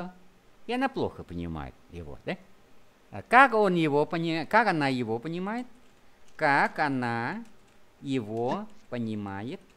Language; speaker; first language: Russian; non-native, fluent; Vietnamese